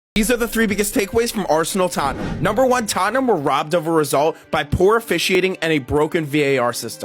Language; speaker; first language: English; native; English